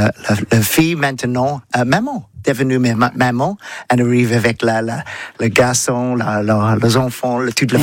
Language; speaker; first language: French; non-native, learner; English